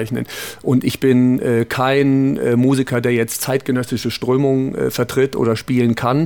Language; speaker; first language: German; native; German